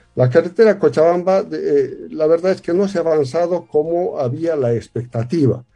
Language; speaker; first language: Spanish; native; Spanish